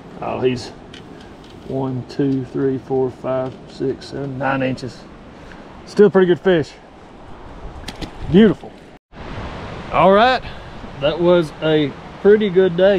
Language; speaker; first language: English; native; English